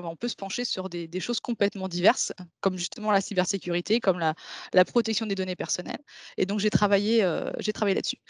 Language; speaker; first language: French; native; French